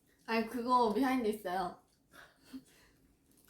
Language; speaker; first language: Korean; non-native, fluent; Japanese